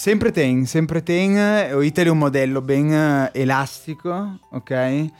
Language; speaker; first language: Portuguese; non-native, fluent; Italian